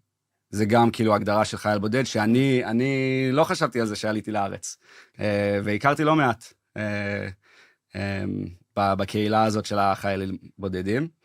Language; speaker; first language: Hebrew; early bilingual, heritage; English